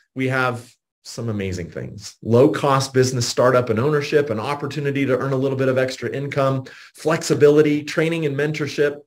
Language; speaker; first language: English; native; English